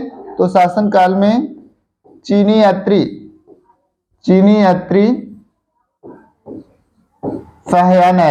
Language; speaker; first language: Hindi; native; Hindi